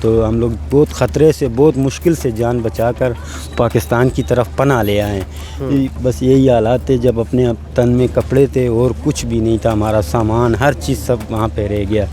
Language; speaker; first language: Hindi; non-native, fluent; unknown